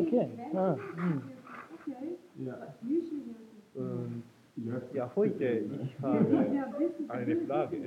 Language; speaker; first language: German; non-native, learner; Japanese